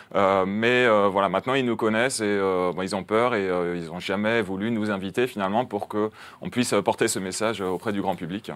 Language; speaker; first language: French; native; French